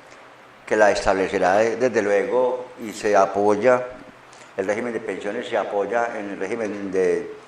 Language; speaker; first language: Spanish; native; Spanish